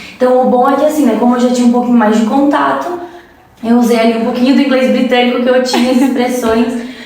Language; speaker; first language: Portuguese; native; Portuguese